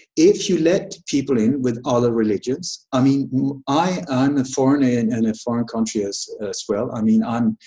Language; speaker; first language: English; early bilingual, other home language; Danish